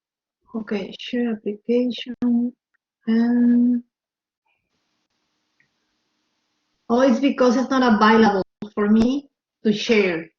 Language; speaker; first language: English; non-native, learner; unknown